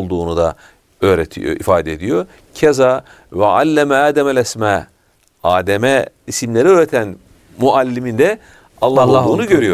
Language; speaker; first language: Turkish; native; Turkish